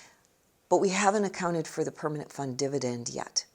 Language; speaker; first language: English; native; English